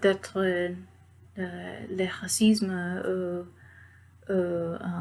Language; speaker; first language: French; non-native, learner; Spanish